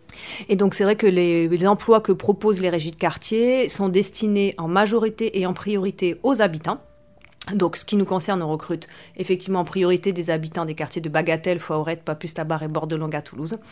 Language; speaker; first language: French; native; French